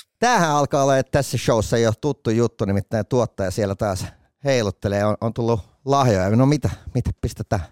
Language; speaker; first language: Finnish; native; Finnish